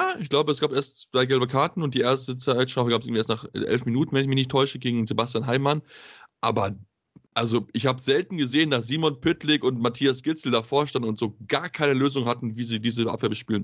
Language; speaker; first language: German; native; German